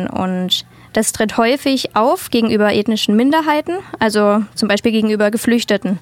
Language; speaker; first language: German; native; German